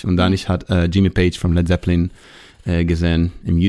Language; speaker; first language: German; non-native, learner; Hebrew